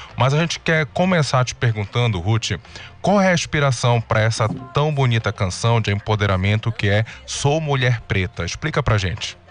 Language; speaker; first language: Portuguese; native; Portuguese